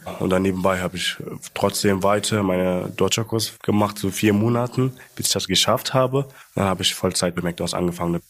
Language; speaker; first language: German; non-native, fluent; Arabic